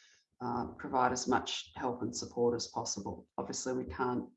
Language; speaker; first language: English; native; English